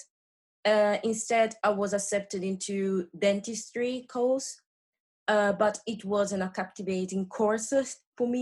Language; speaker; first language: English; non-native, fluent; Italian